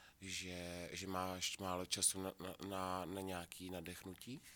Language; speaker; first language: Czech; native; Czech